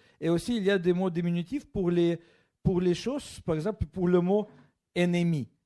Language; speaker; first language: French; non-native, fluent; Russian